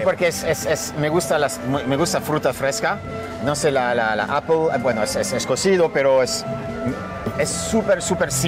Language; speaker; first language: Spanish; non-native, fluent; French